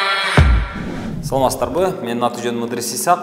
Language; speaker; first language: Kyrgyz; native; Kyrgyz